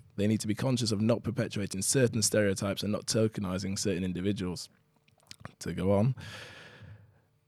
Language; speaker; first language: English; native; English